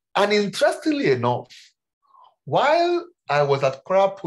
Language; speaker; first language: English; non-native, local second language; Yoruba